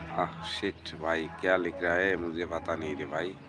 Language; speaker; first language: Hindi; non-native, fluent; Bangla